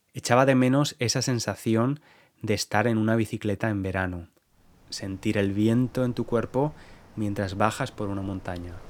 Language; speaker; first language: Spanish; native; Spanish